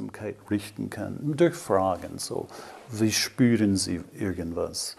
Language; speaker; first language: German; non-native, fluent; English